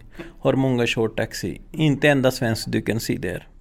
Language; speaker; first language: Swedish; non-native, learner; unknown